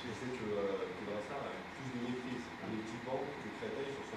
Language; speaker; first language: French; native; French